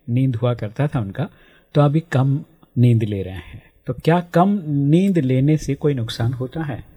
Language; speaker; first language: Hindi; native; Hindi